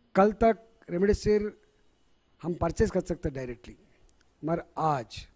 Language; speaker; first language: Hindi; non-native, local second language; Telugu